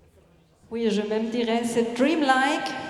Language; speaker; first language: French; non-native, fluent; German